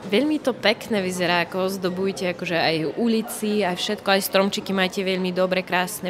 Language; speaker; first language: Slovak; non-native, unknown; Russian